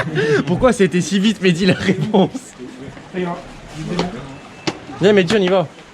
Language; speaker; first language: French; native; French